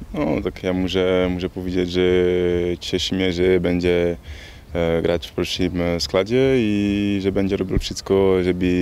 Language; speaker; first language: Polish; non-native, learner; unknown